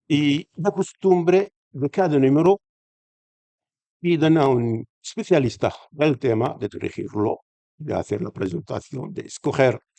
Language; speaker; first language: Spanish; non-native, fluent; Arabic